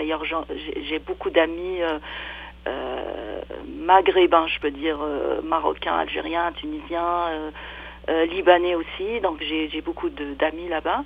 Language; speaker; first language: French; non-native, local second language; Arabic